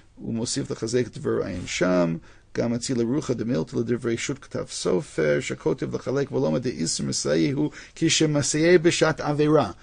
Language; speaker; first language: Hebrew; non-native, fluent; English